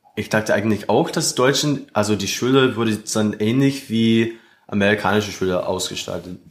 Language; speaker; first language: German; non-native, fluent; English